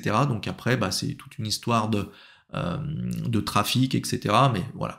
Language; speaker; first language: French; native; French